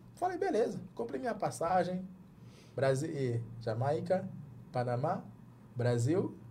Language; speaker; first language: Portuguese; non-native, fluent; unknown